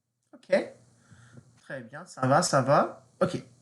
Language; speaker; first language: French; non-native, fluent; English